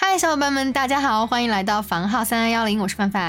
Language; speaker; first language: Chinese; native; Chinese